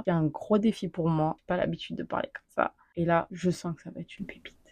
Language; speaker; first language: French; native; French